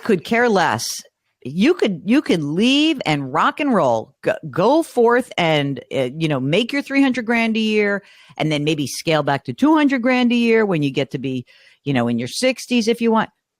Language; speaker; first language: English; native; English